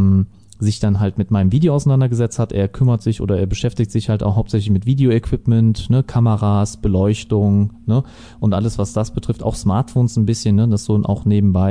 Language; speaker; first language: German; native; German